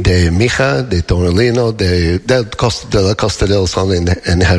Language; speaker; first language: Spanish; non-native, learner; English